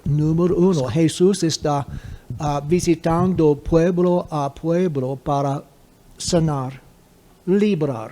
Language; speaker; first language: Spanish; non-native, fluent; English